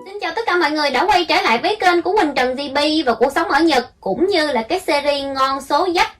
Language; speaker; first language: Vietnamese; native; Vietnamese